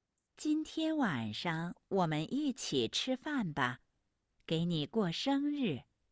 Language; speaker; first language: Chinese; non-native, learner; Vietnamese